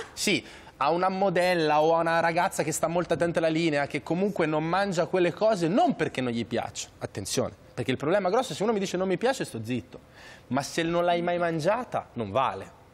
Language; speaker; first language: Italian; native; Italian